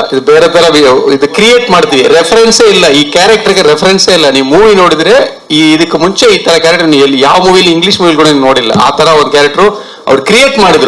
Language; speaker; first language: Kannada; non-native, learner; Tamil